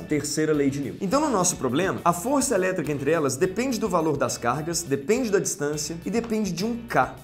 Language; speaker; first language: Portuguese; native; Portuguese